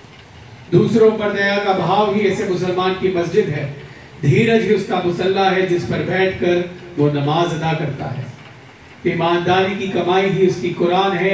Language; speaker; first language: Hindi; native; Hindi